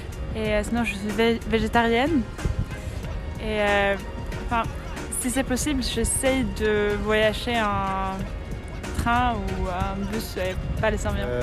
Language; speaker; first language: French; non-native, learner; English